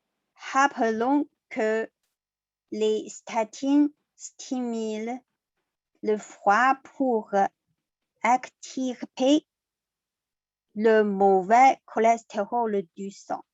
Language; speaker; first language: French; non-native, learner; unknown